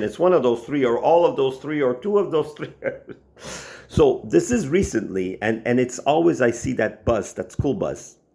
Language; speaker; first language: English; non-native, local second language; French